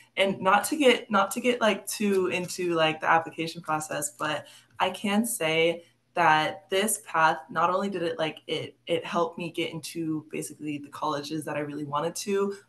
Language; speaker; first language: English; native; English